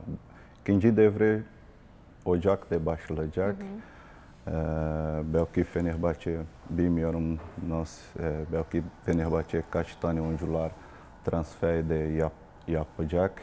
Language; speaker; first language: Turkish; non-native, learner; Portuguese